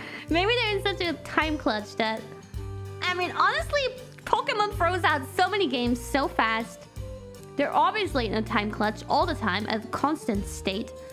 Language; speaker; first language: English; non-native, fluent; German